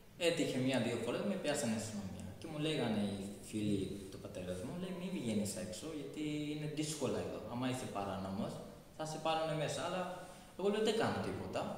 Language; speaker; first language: Greek; non-native, fluent; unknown